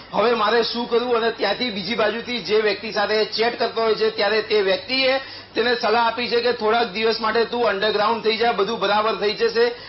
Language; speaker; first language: Gujarati; native; Gujarati